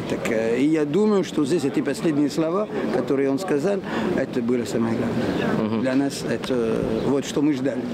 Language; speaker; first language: Russian; non-native, fluent; French